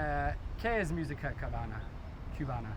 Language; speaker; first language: Spanish; non-native, learner; English